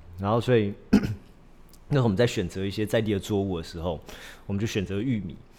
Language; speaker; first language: Chinese; early bilingual, heritage; Chinese